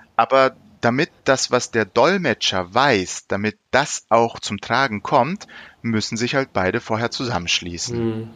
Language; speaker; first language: German; early bilingual, other home language; Turkish